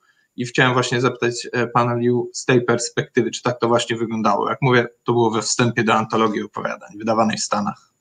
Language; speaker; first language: Polish; native; Polish